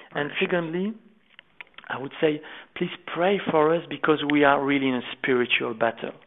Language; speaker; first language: English; non-native, fluent; French